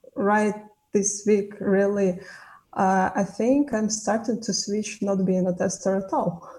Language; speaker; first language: English; non-native, fluent; Russian